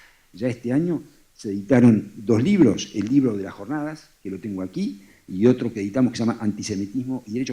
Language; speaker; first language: Spanish; native; Spanish